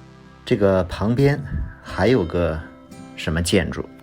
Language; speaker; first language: Chinese; native; Chinese